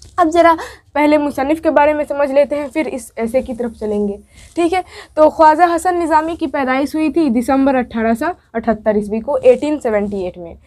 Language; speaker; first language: Hindi; native; Hindi